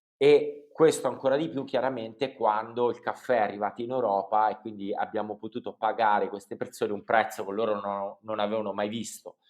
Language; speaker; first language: Italian; native; Italian